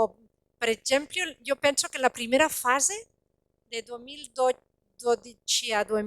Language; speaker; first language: Italian; non-native, fluent; Catalan